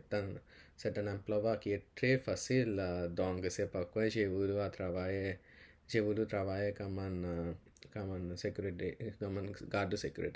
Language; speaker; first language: French; non-native, learner; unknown